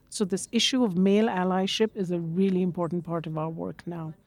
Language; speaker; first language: English; non-native, local second language; Bangla